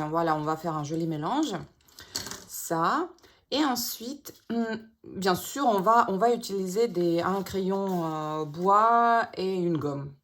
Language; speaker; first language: French; non-native, fluent; Russian